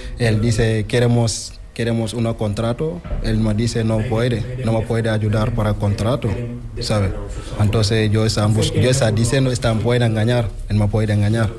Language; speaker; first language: Spanish; non-native, learner; Wolof